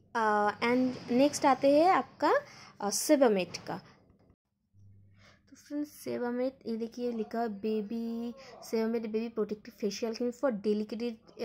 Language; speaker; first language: Hindi; non-native, local second language; Bangla